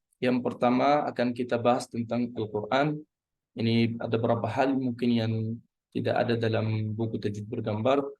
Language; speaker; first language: Indonesian; non-native, fluent; Arabic